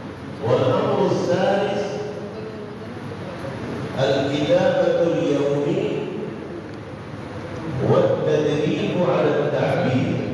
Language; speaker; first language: Arabic; non-native, fluent; Urdu